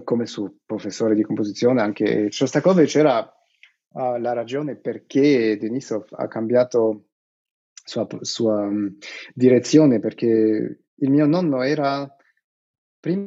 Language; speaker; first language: Italian; non-native, fluent; Russian